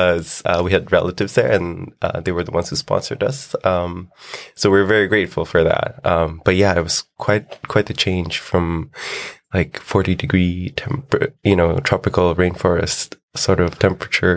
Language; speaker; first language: English; non-native, local second language; Filipino